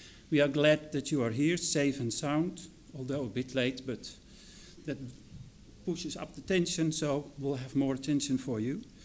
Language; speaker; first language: English; non-native, fluent; Dutch